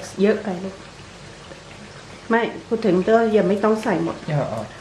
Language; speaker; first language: Thai; native; Thai